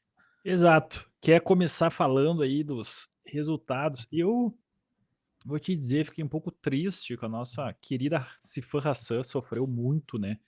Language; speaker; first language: Portuguese; native; Portuguese